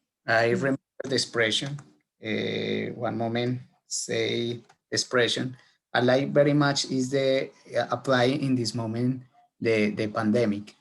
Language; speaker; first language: English; non-native, learner; Spanish